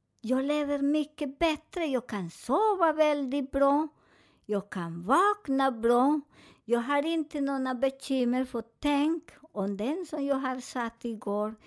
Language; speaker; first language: Swedish; non-native, fluent; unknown